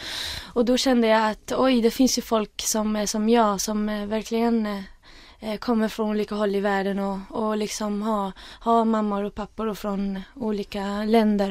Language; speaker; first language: Swedish; early bilingual, other home language; Arabic